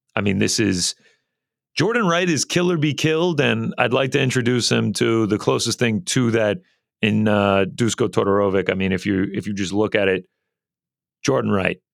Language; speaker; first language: English; native; English